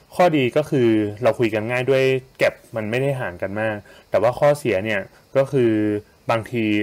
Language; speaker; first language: Thai; native; Thai